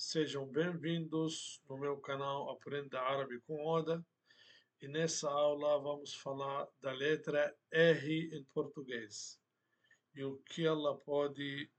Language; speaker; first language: Portuguese; non-native, fluent; Arabic